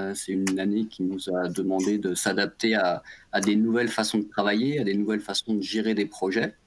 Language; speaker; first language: French; native; French